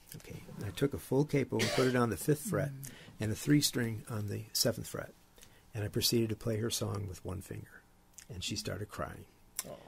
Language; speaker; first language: English; native; English